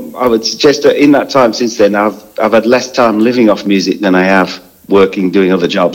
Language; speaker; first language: English; native; English